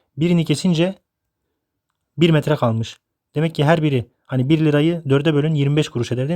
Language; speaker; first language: Turkish; native; Turkish